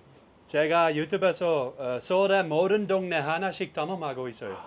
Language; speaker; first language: Korean; non-native, learner; Dutch